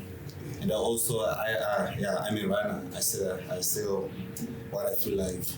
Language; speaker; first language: English; non-native, local second language; Shona